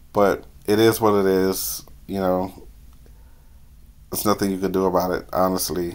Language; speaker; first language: English; native; English